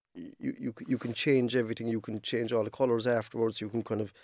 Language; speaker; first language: English; native; English